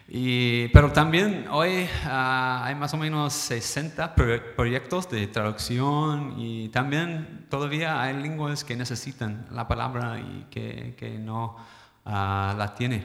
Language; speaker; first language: Spanish; non-native, fluent; English